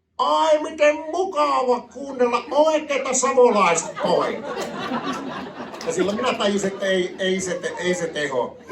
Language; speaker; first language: Finnish; native; Finnish